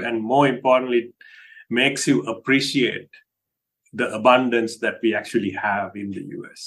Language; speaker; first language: English; non-native, local second language; Sinhala